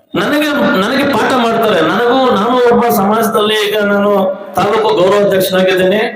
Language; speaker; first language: Kannada; native; Kannada